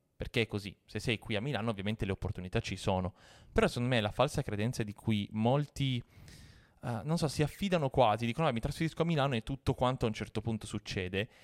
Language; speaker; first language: Italian; native; Italian